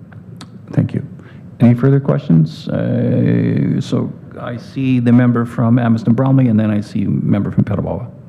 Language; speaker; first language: English; native; English